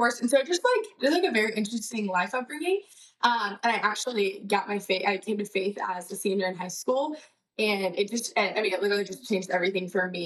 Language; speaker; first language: English; native; English